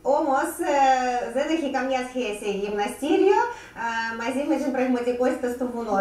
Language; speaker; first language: Greek; non-native, learner; Russian